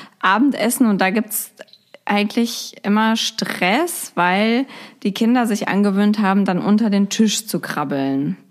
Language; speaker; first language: German; native; German